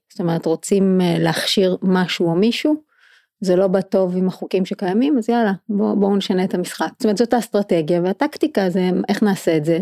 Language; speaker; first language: Hebrew; native; Hebrew